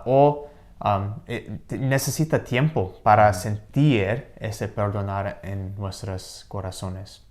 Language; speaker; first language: Spanish; non-native, learner; English